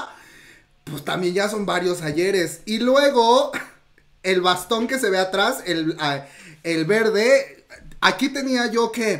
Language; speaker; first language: Spanish; native; Spanish